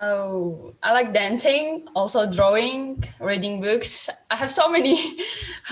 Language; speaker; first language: English; non-native, learner; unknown